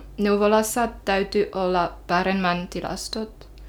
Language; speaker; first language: Finnish; non-native, learner; French